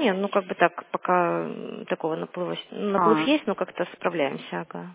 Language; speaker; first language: Russian; native; Russian